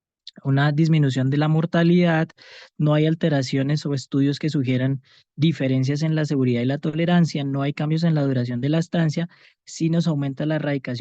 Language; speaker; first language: Spanish; native; Spanish